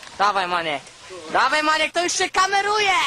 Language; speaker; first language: Polish; native; Polish